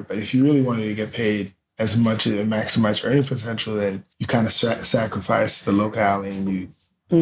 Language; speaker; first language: English; native; English